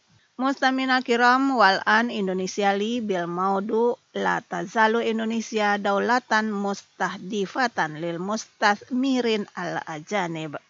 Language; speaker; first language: Arabic; non-native, fluent; Indonesian